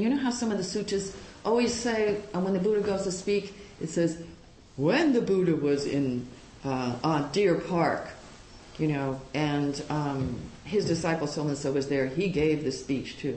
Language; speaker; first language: English; native; English